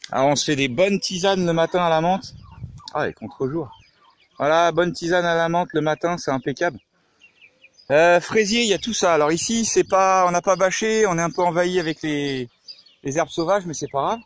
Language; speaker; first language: French; native; French